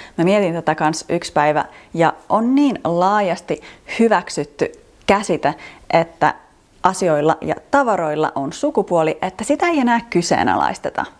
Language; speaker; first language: Finnish; native; Finnish